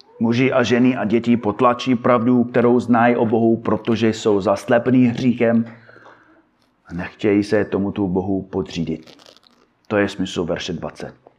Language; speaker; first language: Czech; non-native, fluent; English